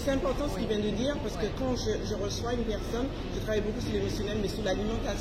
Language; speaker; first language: French; native; French